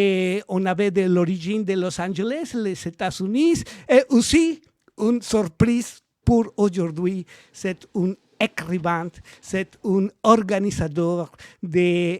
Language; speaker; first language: French; non-native, learner; Spanish